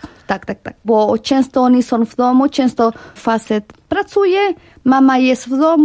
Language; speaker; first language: Polish; non-native, fluent; Spanish